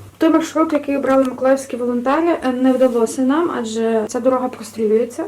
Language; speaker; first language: Ukrainian; native; Ukrainian